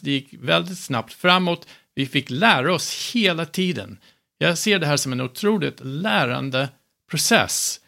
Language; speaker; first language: Swedish; non-native, fluent; English